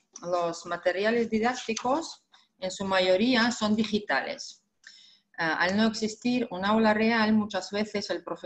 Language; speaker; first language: Spanish; non-native, fluent; Russian